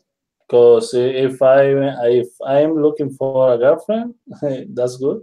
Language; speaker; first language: English; non-native, learner; Spanish